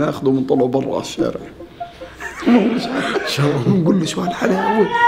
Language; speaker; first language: Arabic; native; Arabic